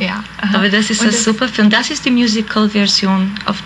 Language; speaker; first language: German; non-native, fluent; Hungarian